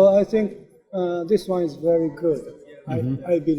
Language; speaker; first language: English; non-native, learner; Japanese